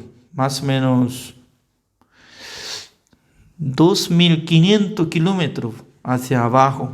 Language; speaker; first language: Spanish; non-native, learner; Korean